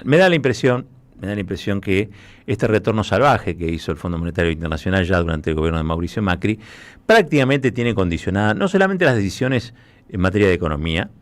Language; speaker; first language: Spanish; native; Spanish